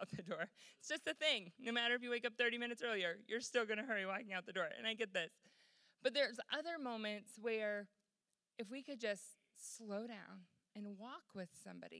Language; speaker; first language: English; native; English